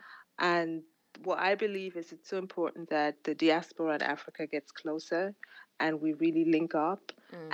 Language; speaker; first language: English; non-native, local second language; Ganda